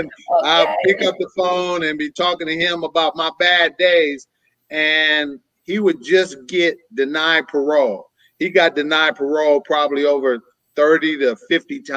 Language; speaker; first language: English; native; English